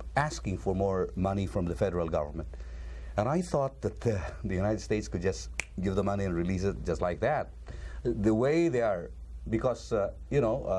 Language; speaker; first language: English; non-native, local second language; Cebuano